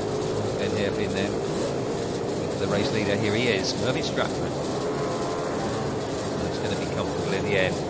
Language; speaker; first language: English; native; English